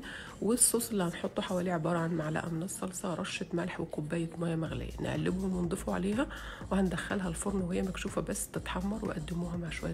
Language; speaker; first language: Arabic; native; Arabic